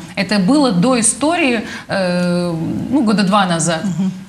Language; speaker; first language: Russian; native; Russian